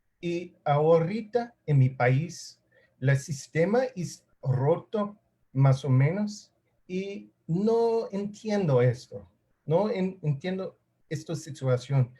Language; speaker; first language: Spanish; non-native, learner; English